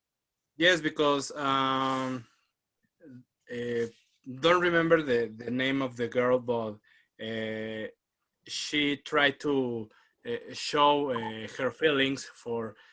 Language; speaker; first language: English; non-native, learner; Spanish